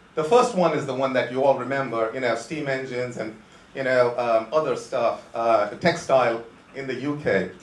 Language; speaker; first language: English; non-native, local second language; Konkani